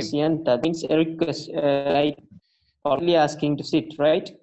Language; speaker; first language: English; non-native, learner; Malayalam